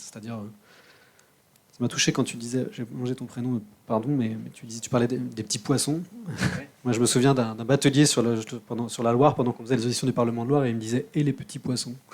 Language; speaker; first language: French; native; French